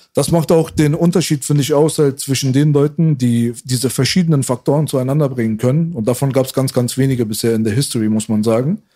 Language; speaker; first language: German; native; German